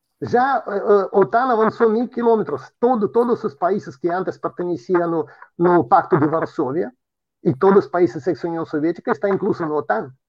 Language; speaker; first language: Portuguese; non-native, fluent; Russian